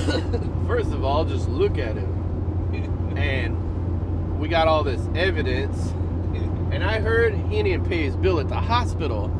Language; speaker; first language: English; native; English